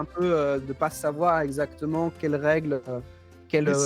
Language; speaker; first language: French; native; French